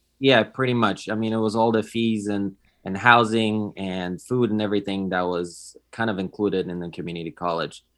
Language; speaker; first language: English; non-native, fluent; Polish